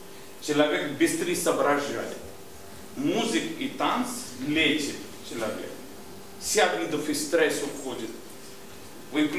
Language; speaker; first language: Russian; non-native, learner; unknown